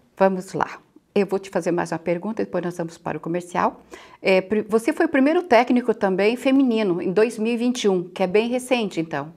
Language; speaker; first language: Portuguese; native; Portuguese